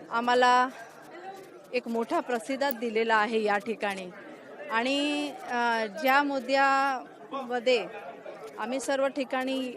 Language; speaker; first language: Marathi; non-native, local second language; Gujarati